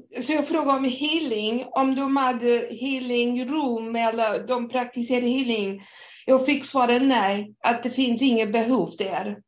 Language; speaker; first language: Swedish; non-native, fluent; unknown